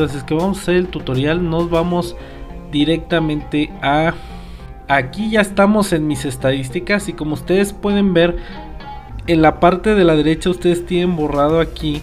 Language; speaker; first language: Spanish; native; Spanish